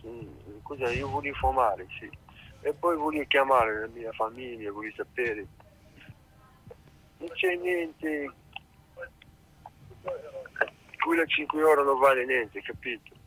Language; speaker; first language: Italian; non-native, learner; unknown